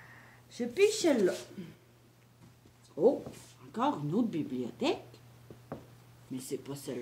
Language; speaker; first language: French; native; French